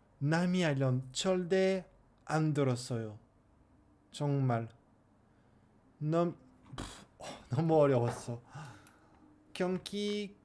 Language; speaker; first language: Korean; non-native, learner; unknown